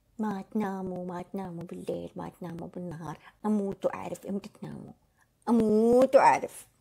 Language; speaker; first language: Arabic; native; Arabic